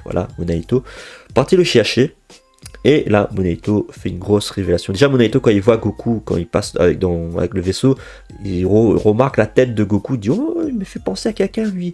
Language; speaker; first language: French; native; French